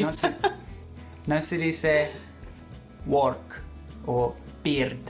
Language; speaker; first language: Spanish; non-native, fluent; English